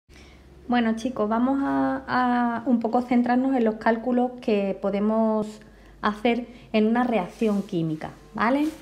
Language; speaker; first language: Spanish; native; Spanish